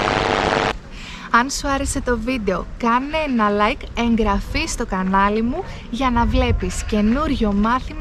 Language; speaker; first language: Greek; native; Greek